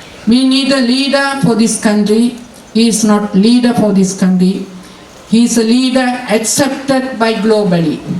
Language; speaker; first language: English; non-native, local second language; Tamil